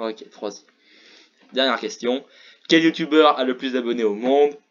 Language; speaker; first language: French; native; French